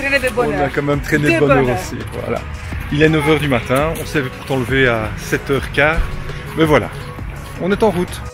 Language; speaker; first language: French; native; French